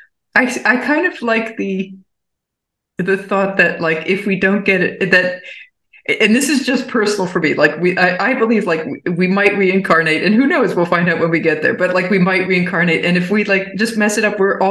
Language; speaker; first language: English; native; English